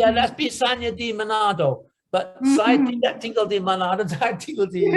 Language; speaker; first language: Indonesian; non-native, learner; English